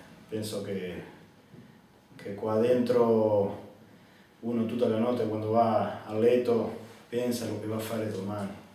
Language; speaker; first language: Italian; non-native, learner; Spanish